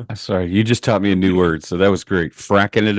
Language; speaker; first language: English; native; English